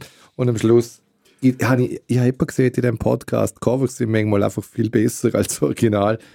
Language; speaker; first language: German; native; German